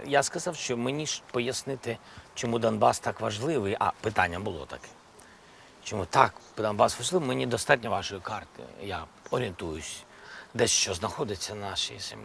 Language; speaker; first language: Ukrainian; non-native, local second language; Russian